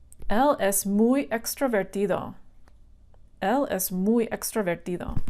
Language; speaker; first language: Spanish; non-native, fluent; English